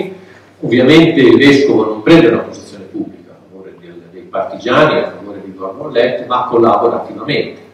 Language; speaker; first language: Italian; native; Italian